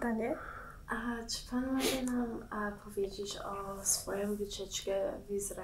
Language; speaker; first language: Polish; early bilingual, heritage; Polish